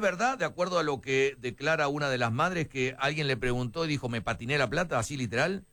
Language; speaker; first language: Spanish; native; Spanish